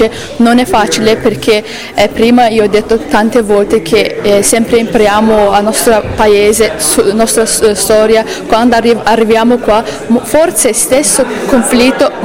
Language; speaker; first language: Italian; non-native, learner; Azerbaijani